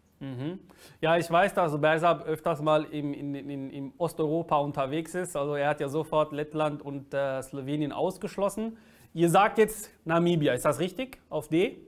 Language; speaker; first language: German; native; German